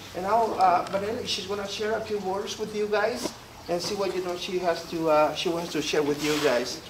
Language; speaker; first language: English; non-native, learner; Spanish